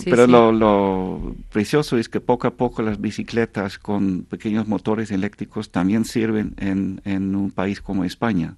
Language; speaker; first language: Spanish; non-native, fluent; Dutch